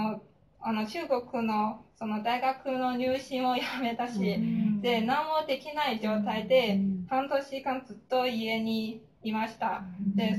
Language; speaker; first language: Japanese; non-native, fluent; Chinese